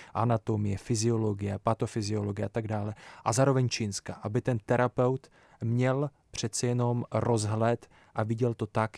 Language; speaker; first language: Czech; early bilingual, other home language; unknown